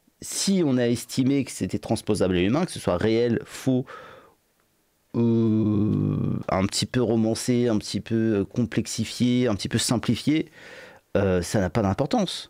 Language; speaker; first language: French; native; French